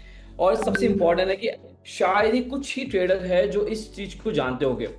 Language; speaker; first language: Hindi; native; Hindi